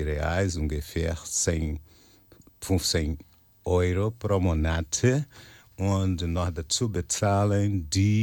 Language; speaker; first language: German; non-native, fluent; Portuguese